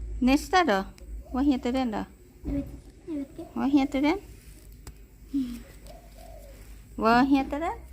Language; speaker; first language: Swedish; non-native, learner; Thai